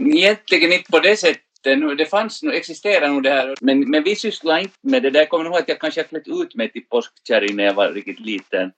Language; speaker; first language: Swedish; native; Swedish